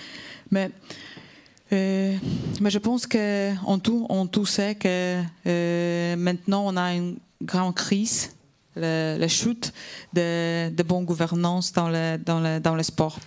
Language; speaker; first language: French; non-native, fluent; Polish